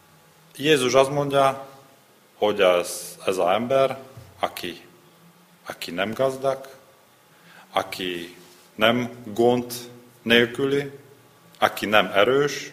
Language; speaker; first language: Hungarian; non-native, learner; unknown